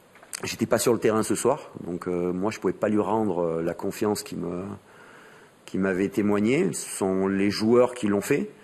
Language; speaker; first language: French; native; French